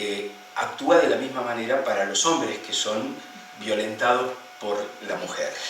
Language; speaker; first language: Spanish; native; Spanish